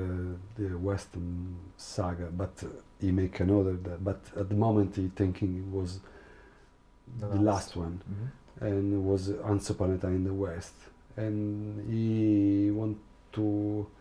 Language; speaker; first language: English; non-native, learner; Italian